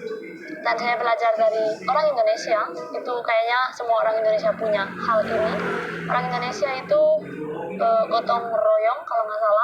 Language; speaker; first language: Indonesian; non-native, fluent; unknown